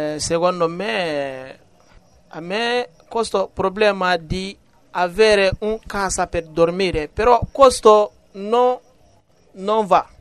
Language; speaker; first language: Italian; non-native, learner; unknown